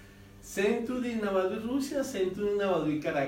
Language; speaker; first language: English; non-native, learner; Spanish